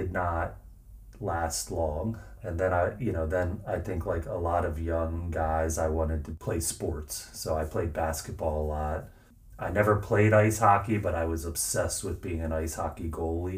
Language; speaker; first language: English; native; English